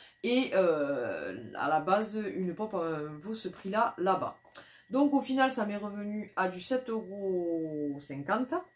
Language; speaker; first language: French; native; French